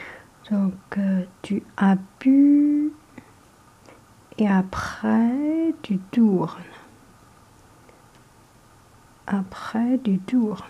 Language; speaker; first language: French; non-native, learner; Chinese